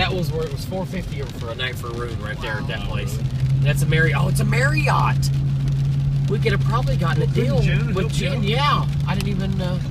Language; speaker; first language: English; native; English